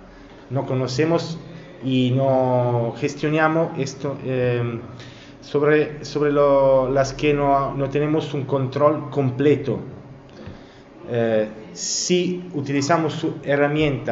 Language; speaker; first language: Spanish; non-native, learner; Italian